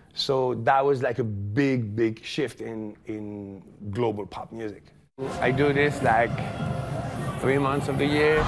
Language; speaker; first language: English; non-native, fluent; French